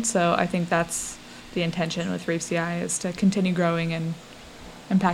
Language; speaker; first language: English; native; English